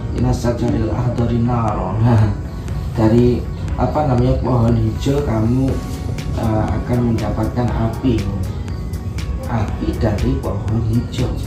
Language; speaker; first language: Indonesian; native; Indonesian